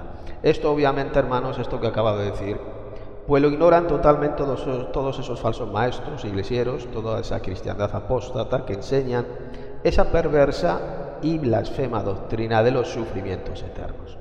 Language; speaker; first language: Spanish; native; Spanish